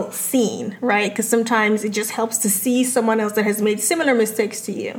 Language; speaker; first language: English; non-native, local second language; Yoruba